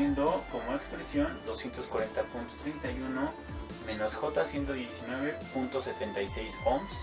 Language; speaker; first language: Spanish; native; Spanish